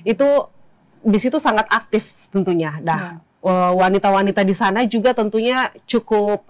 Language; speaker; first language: Indonesian; native; Indonesian